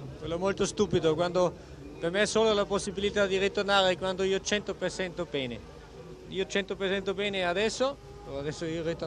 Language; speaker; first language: Italian; non-native, learner; German